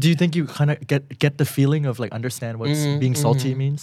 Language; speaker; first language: English; early bilingual, other home language; Thai